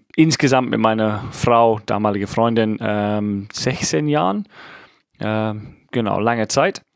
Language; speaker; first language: German; non-native, fluent; English